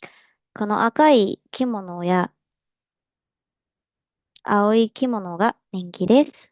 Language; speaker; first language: Japanese; non-native, fluent; Indonesian